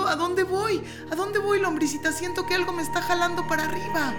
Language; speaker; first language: Spanish; native; Spanish